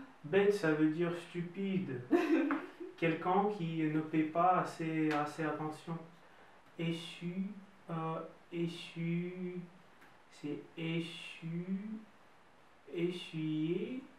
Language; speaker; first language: French; non-native, fluent; Russian